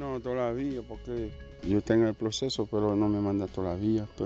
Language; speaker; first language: Spanish; non-native, learner; Haitian Creole